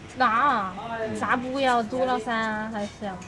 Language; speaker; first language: Chinese; native; Chinese